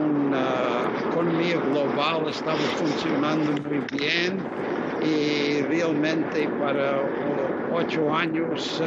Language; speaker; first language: Spanish; non-native, fluent; English